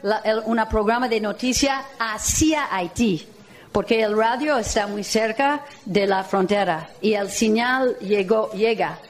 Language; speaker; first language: Spanish; non-native, fluent; English